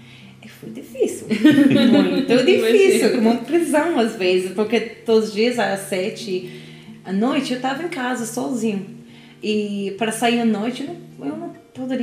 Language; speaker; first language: Portuguese; non-native, learner; English